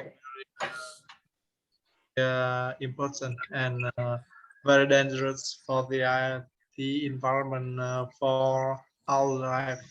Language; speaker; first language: English; non-native, learner; Vietnamese